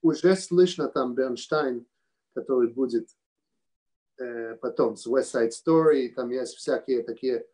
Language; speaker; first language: Russian; early bilingual, heritage; Russian